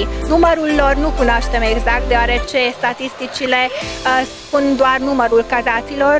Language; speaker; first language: Romanian; non-native, fluent; Hungarian